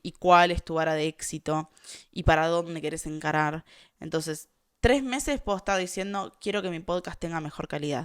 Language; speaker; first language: Spanish; native; Spanish